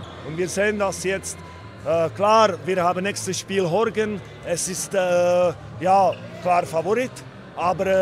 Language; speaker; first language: German; non-native, fluent; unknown